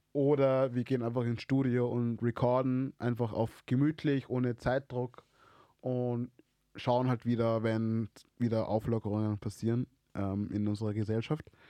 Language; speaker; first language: German; early bilingual, other home language; Swahili